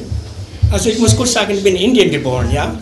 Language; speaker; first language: German; early bilingual, other home language; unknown